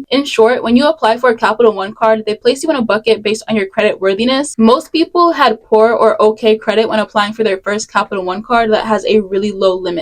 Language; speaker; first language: English; native; English